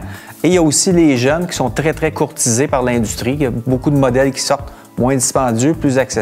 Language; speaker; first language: French; native; French